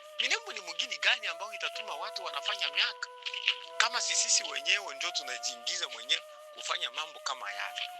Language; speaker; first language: Swahili; native; Swahili